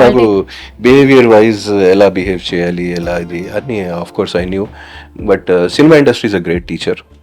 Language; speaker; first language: Telugu; non-native, fluent; Hindi